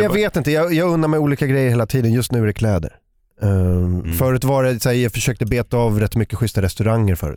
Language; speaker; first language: Swedish; native; Swedish